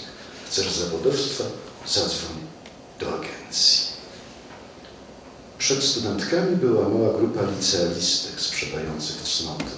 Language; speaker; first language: Polish; native; Polish